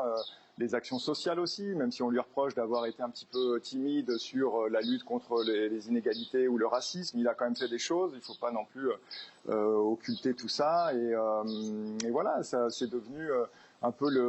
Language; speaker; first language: French; native; French